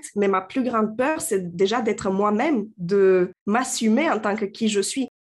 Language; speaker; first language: French; non-native, fluent; Romanian